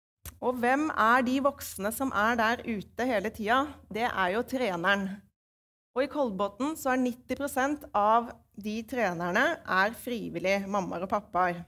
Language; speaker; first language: Norwegian; native; Norwegian